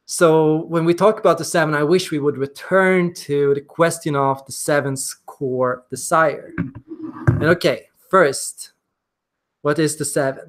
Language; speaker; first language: English; non-native, fluent; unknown